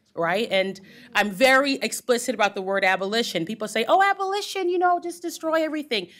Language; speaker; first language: English; native; English